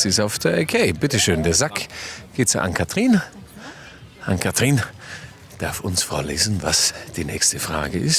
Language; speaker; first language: German; native; German